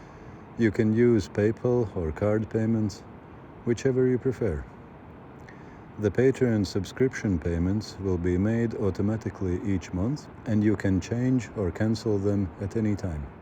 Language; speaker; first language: English; non-native, fluent; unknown